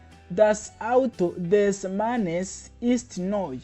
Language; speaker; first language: German; non-native, fluent; Kinyarwanda